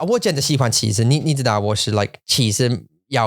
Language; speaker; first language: Chinese; non-native, learner; English